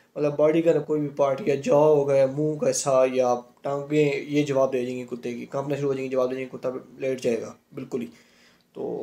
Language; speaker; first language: Urdu; non-native, local second language; Punjabi